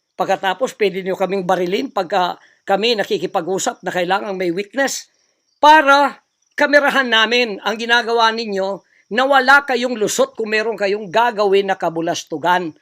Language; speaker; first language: Filipino; non-native, local second language; Cebuano